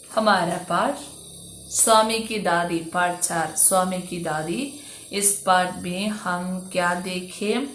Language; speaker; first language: Hindi; non-native, local second language; Malayalam